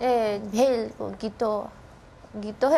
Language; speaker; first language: Korean; non-native, learner; Indonesian